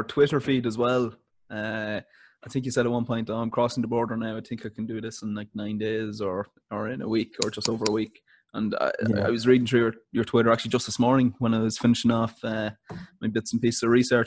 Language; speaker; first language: English; native; English